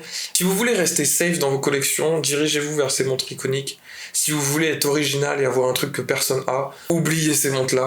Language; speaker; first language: French; native; French